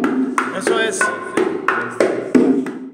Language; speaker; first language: Spanish; native; Spanish